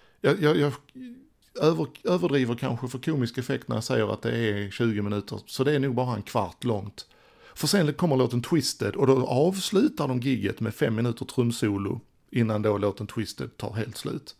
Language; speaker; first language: Swedish; native; Swedish